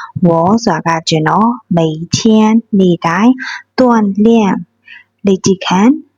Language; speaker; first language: Chinese; non-native, fluent; Burmese